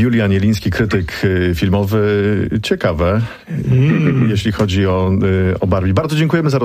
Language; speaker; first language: Polish; native; Polish